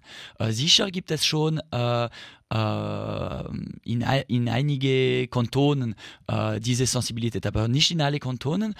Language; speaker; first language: German; non-native, local second language; French